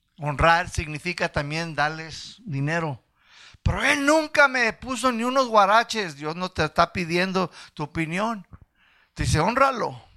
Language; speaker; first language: Spanish; early bilingual, heritage; Spanish